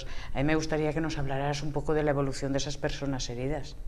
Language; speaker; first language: Spanish; native; Spanish